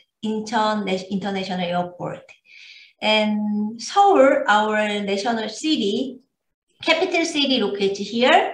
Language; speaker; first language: English; non-native, learner; Korean